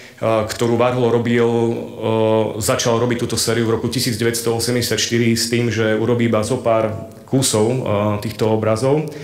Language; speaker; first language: Slovak; native; Slovak